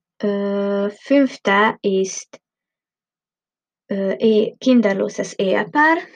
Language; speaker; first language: German; non-native, learner; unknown